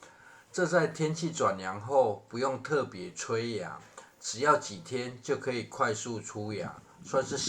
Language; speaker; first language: Chinese; native; Chinese